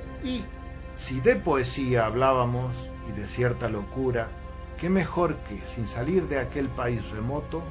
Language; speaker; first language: Spanish; native; Spanish